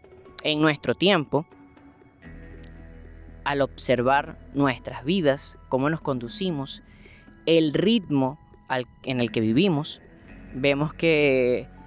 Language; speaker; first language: Spanish; native; Spanish